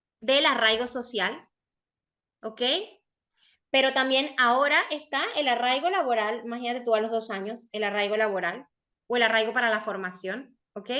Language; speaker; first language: Spanish; native; Spanish